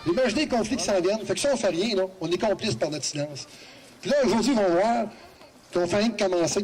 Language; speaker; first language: French; native; French